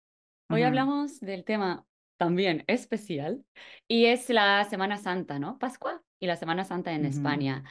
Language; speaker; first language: Spanish; non-native, fluent; Polish